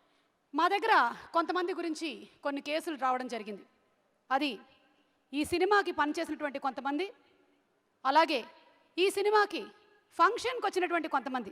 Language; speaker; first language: Telugu; native; Telugu